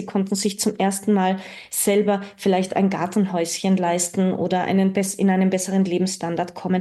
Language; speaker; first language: German; native; German